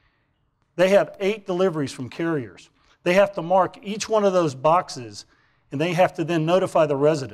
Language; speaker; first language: English; native; English